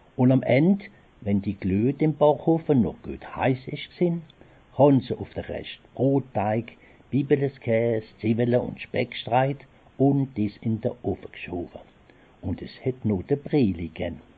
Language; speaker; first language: German; non-native, local second language; Swiss German